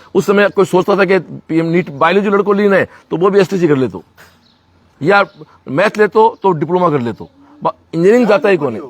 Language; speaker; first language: Hindi; native; Hindi